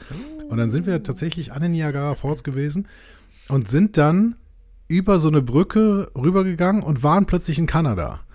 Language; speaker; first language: German; native; German